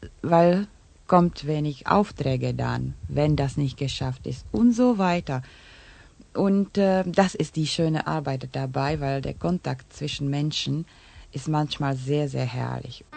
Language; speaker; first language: German; non-native, learner; Czech